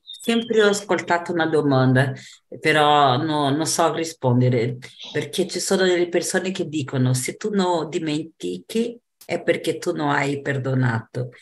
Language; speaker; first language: Italian; non-native, fluent; Portuguese